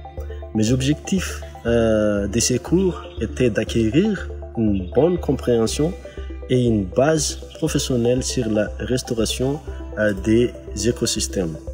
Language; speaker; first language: French; non-native, local second language; Malagasy